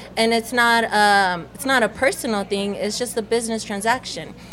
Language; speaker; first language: English; early bilingual, other home language; Spanish